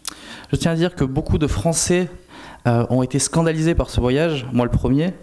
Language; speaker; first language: French; native; French